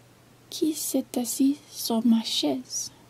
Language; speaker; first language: French; non-native, learner; English